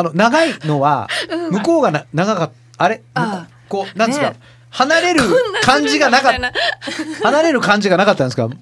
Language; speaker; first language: Japanese; early bilingual, heritage; Portuguese